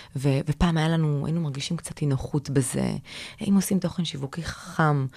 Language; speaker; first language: Hebrew; native; Hebrew